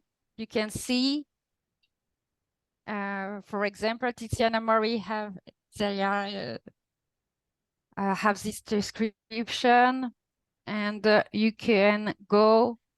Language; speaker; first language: English; non-native, fluent; Italian